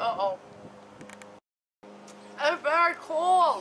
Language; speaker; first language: English; native; English